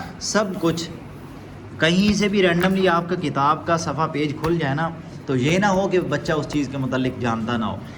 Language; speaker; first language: Urdu; non-native, local second language; Punjabi